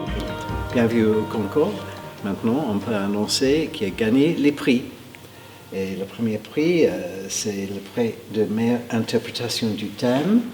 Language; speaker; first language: French; non-native, fluent; English